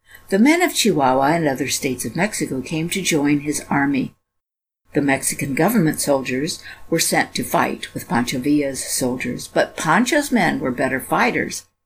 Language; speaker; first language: English; native; English